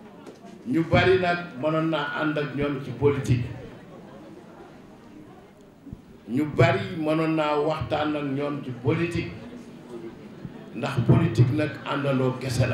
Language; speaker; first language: French; non-native, local second language; Wolof